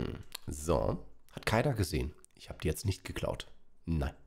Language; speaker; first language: German; native; German